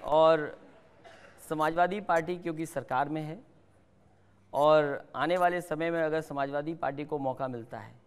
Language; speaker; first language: Hindi; native; Hindi